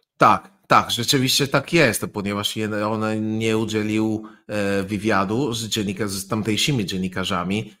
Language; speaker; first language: Polish; non-native, fluent; Italian